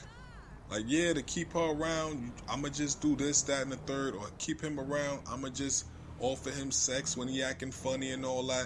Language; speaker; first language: English; native; English